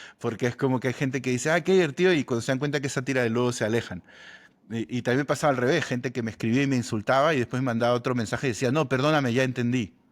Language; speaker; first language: Spanish; native; Spanish